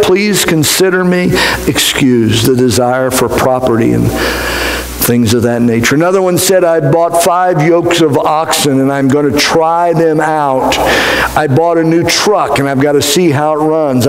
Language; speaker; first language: English; native; English